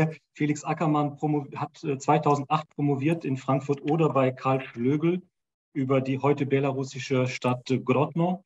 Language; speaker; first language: German; native; German